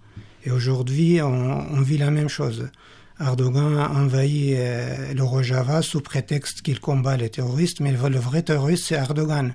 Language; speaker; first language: French; non-native, fluent; Kurdish